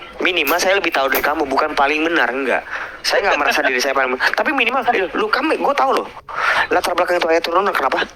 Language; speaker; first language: Indonesian; native; Indonesian